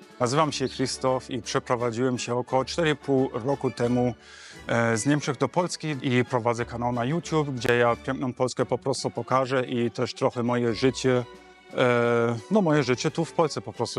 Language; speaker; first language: Polish; non-native, learner; German